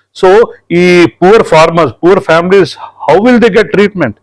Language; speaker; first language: Telugu; non-native, local second language; Punjabi